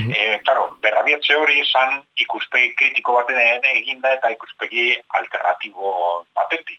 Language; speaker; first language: Basque; native; Basque